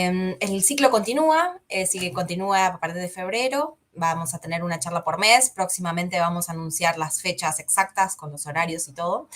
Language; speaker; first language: Spanish; native; Spanish